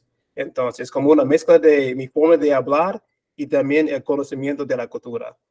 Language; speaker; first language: Spanish; non-native, fluent; English